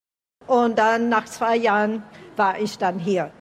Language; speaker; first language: German; non-native, fluent; English